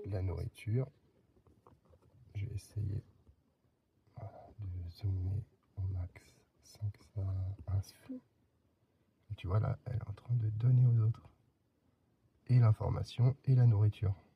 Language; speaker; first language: French; native; French